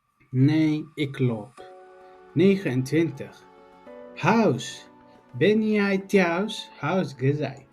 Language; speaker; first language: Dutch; non-native, learner; Tigrinya